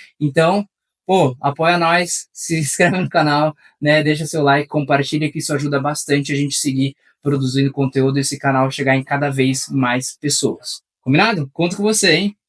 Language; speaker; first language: Portuguese; early bilingual, other home language; Spanish